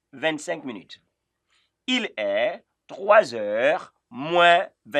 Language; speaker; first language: French; non-native, fluent; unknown